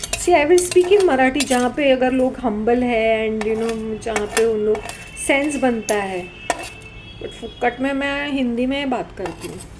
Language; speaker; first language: Hindi; native; Hindi